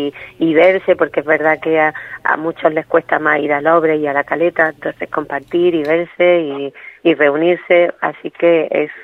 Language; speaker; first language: Spanish; native; Spanish